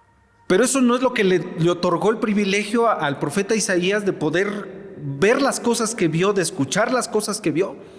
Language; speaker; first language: Spanish; native; Spanish